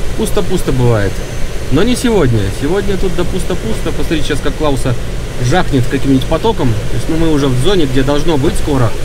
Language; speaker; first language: Russian; native; Russian